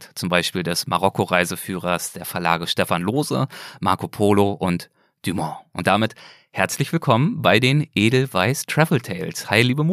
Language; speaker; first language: German; native; German